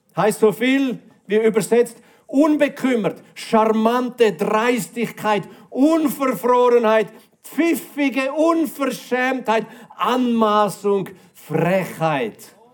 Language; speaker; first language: German; native; German